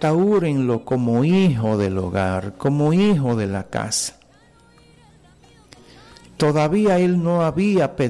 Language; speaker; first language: Spanish; native; Spanish